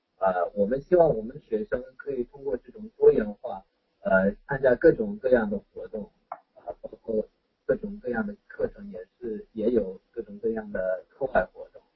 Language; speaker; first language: Chinese; non-native, fluent; English